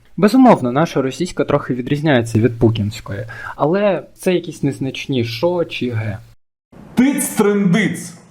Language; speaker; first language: Ukrainian; non-native, local second language; Russian